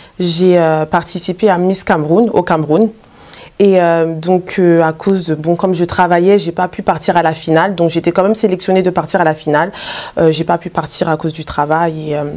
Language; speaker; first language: French; native; French